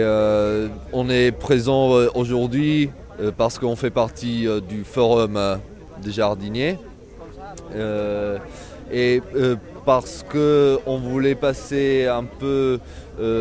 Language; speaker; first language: French; non-native, fluent; Italian